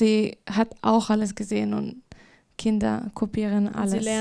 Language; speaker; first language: German; non-native, fluent; Spanish